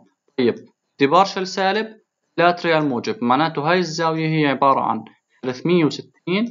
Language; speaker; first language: Arabic; native; Arabic